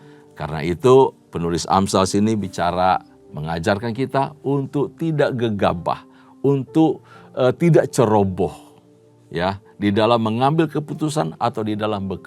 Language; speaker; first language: Indonesian; native; Indonesian